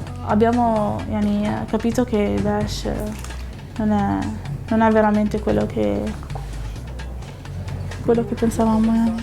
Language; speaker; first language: Italian; early bilingual, other home language; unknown